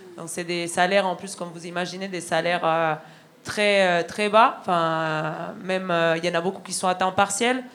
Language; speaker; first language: French; non-native, fluent; Spanish